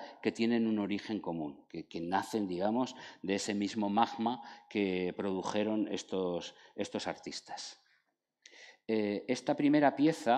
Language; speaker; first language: Spanish; native; Spanish